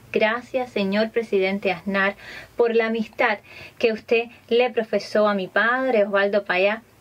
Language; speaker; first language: Spanish; native; Spanish